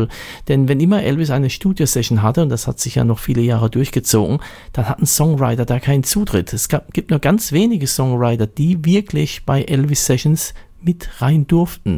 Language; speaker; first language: German; native; German